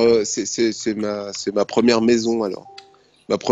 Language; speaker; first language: French; native; French